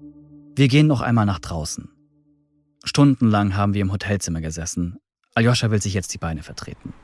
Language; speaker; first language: German; native; German